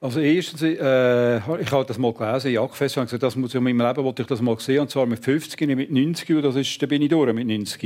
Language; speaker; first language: German; native; German